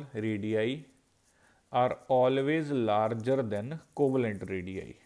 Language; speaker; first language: English; non-native, local second language; Punjabi